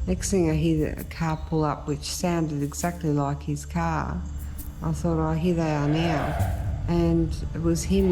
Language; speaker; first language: English; native; English